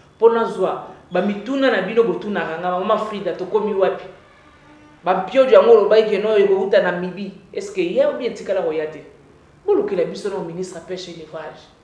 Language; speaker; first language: Lingala; native; Lingala